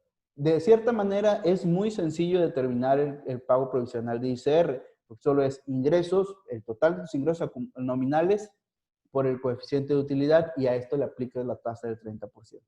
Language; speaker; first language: Spanish; native; Spanish